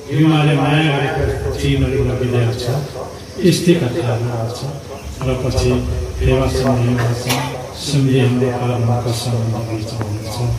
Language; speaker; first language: Nepali; non-native, local second language; Limbu